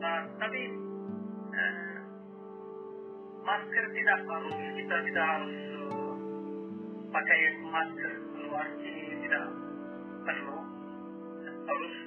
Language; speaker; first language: Indonesian; non-native, learner; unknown